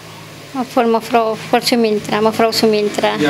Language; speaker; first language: Dutch; non-native, local second language; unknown